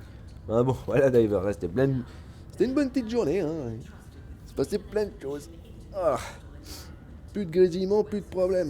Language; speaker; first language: French; native; French